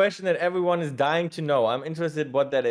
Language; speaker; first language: English; non-native, fluent; German